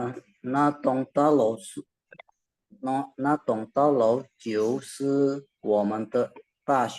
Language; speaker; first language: Chinese; non-native, learner; Indonesian